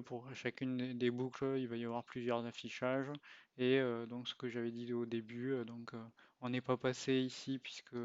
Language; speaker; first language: French; native; French